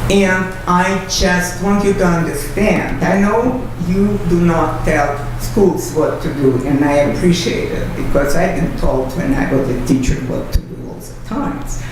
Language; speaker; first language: English; non-native, fluent; Russian